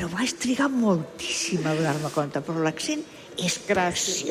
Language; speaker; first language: Catalan; non-native, local second language; Spanish